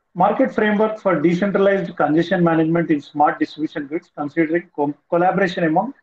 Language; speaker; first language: English; non-native, local second language; Telugu